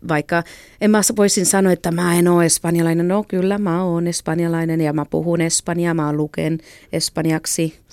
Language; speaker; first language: Finnish; non-native, fluent; Catalan